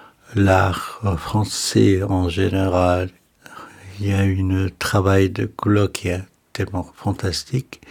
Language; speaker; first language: French; non-native, fluent; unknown